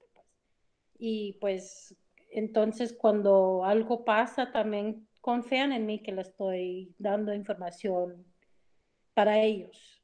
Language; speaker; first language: Spanish; early bilingual, heritage; Spanish